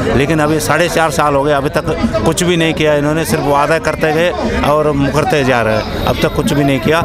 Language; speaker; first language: Hindi; non-native, local second language; Marathi